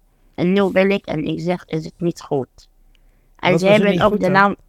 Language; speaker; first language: Dutch; non-native, fluent; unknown